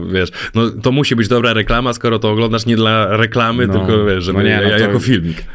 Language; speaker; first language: Polish; native; Polish